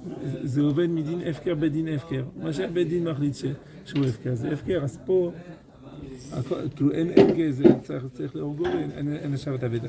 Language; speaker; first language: Hebrew; non-native, fluent; French